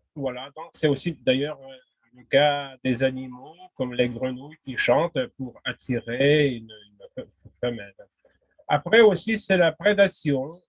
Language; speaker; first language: French; non-native, fluent; Russian